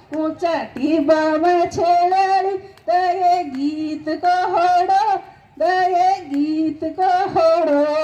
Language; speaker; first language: Hindi; non-native, local second language; Rajasthani